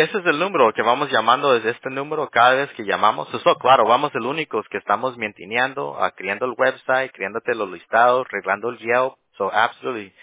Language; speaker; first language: Spanish; early bilingual, heritage; Spanish